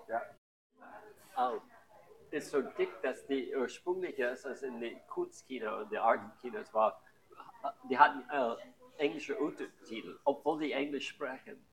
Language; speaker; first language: German; non-native, fluent; English